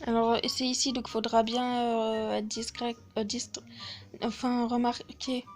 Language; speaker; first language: French; native; French